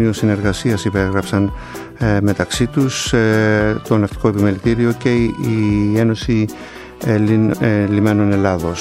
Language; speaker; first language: Greek; native; Greek